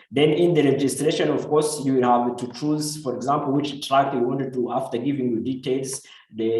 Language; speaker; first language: English; non-native, local second language; Kinyarwanda